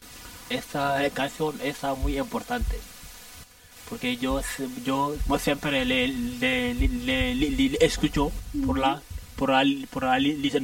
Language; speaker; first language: Spanish; non-native, learner; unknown